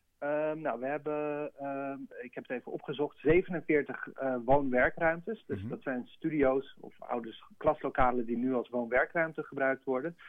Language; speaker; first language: Dutch; native; Dutch